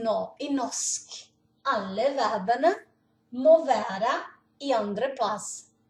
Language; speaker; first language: Norwegian; non-native, learner; Portuguese